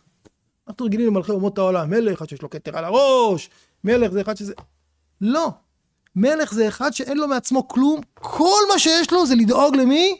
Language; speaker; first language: Hebrew; native; Hebrew